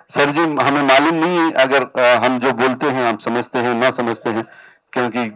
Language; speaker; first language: Hindi; non-native, local second language; Telugu